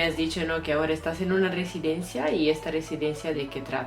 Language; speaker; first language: Spanish; native; Spanish